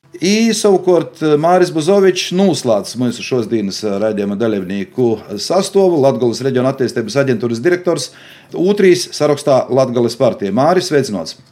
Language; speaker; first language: Latvian; native; Latvian